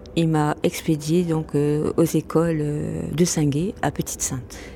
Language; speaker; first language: French; non-native, local second language; Arabic